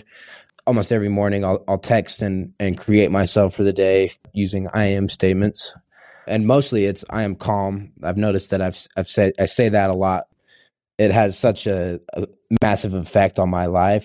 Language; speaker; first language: English; native; English